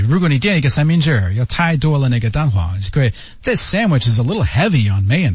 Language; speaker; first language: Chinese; non-native, learner; English